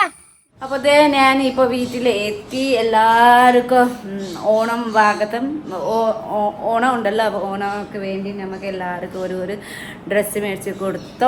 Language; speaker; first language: Malayalam; non-native, learner; Nepali